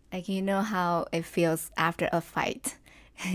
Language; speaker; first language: English; non-native, fluent; Chinese